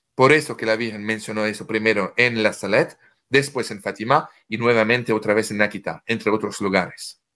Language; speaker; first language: Spanish; non-native, fluent; French